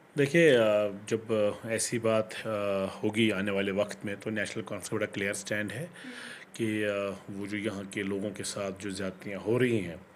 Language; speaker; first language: Hindi; non-native, local second language; Kashmiri